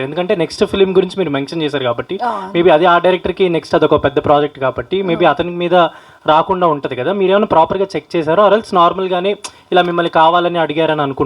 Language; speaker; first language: Telugu; native; Telugu